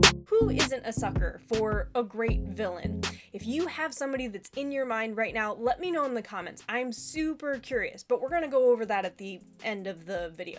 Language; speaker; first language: English; native; English